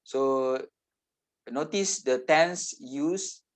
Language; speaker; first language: English; non-native, local second language; Malay